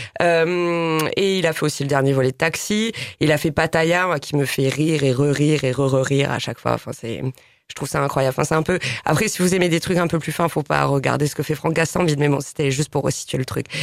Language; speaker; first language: French; native; French